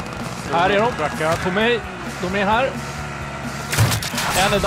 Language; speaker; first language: Swedish; native; Swedish